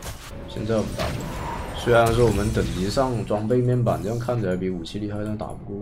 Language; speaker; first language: Chinese; native; Chinese